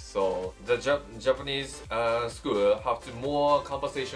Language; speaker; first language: English; non-native, learner; Japanese